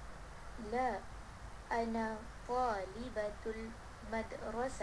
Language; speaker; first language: Arabic; non-native, learner; Malay